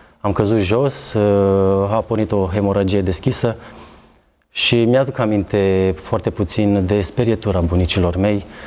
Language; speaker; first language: Romanian; native; Romanian